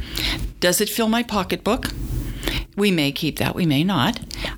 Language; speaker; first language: English; native; English